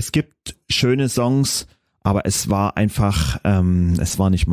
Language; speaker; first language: German; native; German